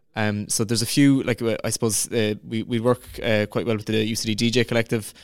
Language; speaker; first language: English; native; English